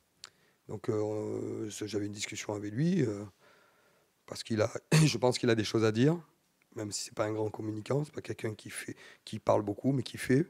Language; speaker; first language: French; native; French